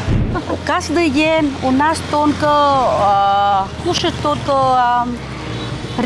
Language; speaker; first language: Russian; non-native, learner; Vietnamese